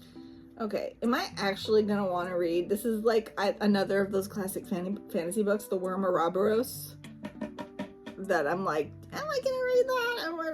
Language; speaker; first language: English; native; English